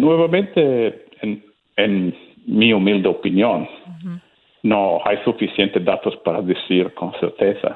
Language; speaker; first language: Spanish; non-native, fluent; Italian